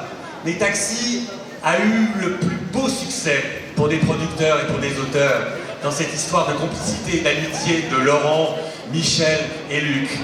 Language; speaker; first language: French; native; French